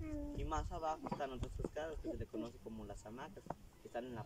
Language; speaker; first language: Spanish; native; Spanish